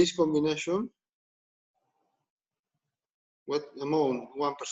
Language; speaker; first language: English; non-native, learner; Spanish